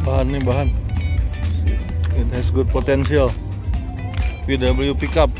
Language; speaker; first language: English; non-native, learner; Indonesian